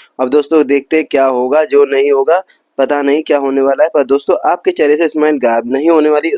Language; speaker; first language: Hindi; native; Hindi